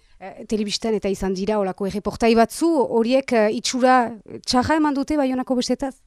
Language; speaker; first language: Basque; native; Basque